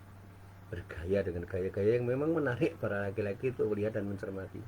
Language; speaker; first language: Indonesian; native; Indonesian